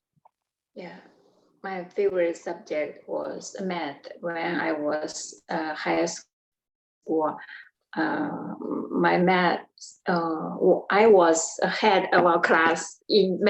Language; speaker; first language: English; non-native, learner; Chinese